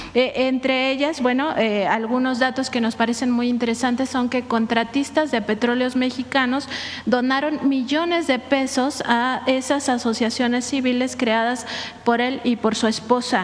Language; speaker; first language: Spanish; native; Spanish